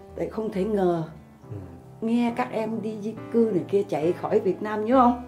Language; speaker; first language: Vietnamese; native; Vietnamese